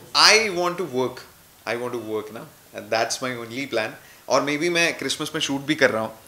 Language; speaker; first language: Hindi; non-native, local second language; Marathi